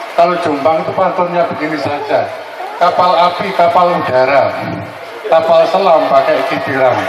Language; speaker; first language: Indonesian; non-native, local second language; Javanese